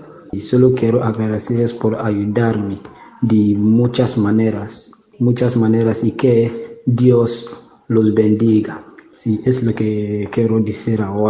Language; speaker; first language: Spanish; non-native, learner; English